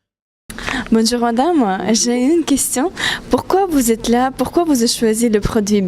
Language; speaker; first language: French; non-native, learner; Chinese